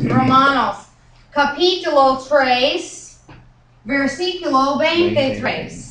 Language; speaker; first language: Spanish; non-native, fluent; English